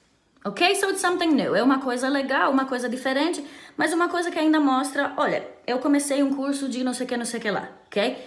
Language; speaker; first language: Portuguese; non-native, fluent; Romanian